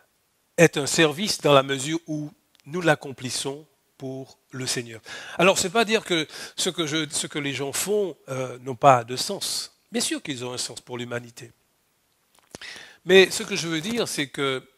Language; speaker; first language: French; native; French